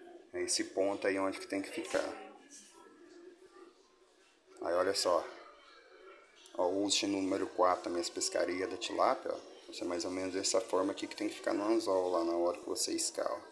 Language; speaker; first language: Portuguese; native; Portuguese